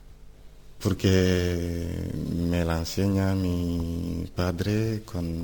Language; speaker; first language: Spanish; non-native, learner; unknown